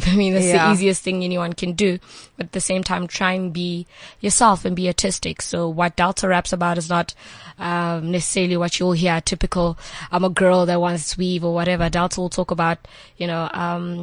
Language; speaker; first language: English; non-native, local second language; Northern Sotho